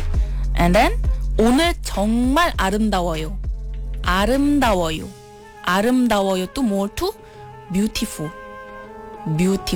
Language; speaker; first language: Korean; non-native, learner; Malay